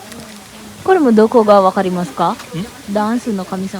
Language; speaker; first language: Japanese; non-native, learner; Sinhala